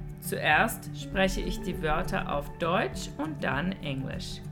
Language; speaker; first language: German; non-native, fluent; English